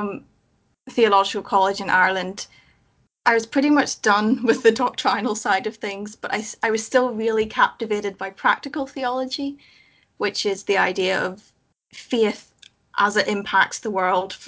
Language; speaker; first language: English; native; English